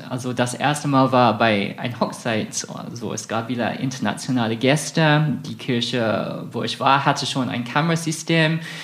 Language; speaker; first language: German; non-native, fluent; English